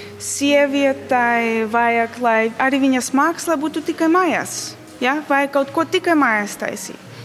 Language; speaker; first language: Latvian; non-native, learner; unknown